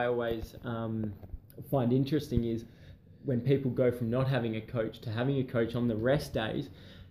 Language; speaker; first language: English; native; English